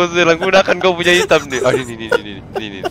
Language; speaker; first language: Malay; native; Malay